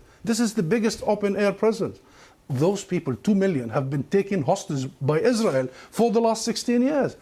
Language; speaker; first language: English; non-native, fluent; Arabic